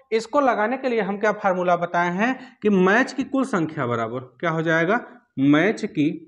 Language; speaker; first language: Hindi; native; Hindi